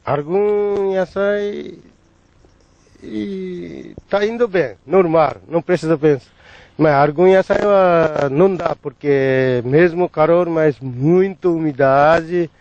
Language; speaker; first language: Portuguese; non-native, learner; Japanese